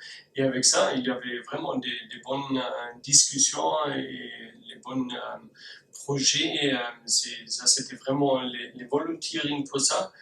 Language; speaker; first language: French; non-native, learner; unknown